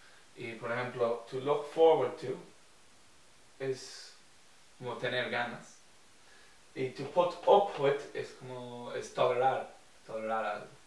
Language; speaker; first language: Spanish; non-native, fluent; English